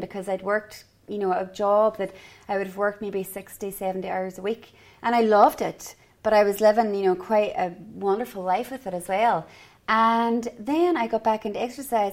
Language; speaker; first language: English; native; English